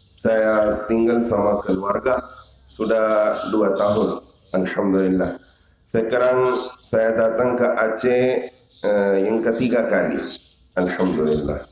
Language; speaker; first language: Indonesian; non-native, learner; Urdu